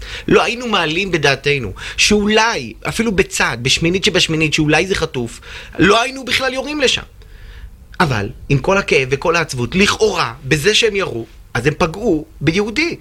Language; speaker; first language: Hebrew; native; Hebrew